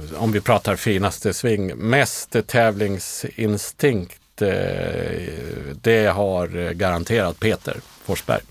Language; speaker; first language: Swedish; native; Swedish